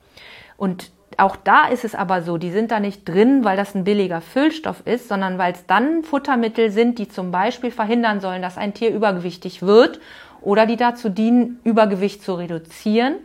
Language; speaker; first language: German; native; German